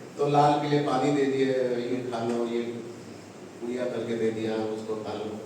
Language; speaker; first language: Hindi; non-native, local second language; Odia